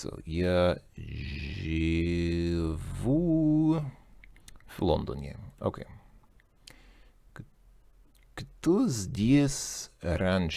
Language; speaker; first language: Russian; non-native, learner; English